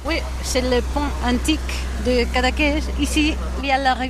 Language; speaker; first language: French; non-native, learner; Catalan